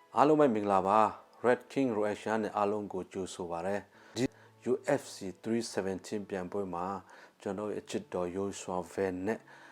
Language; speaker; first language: Burmese; native; Burmese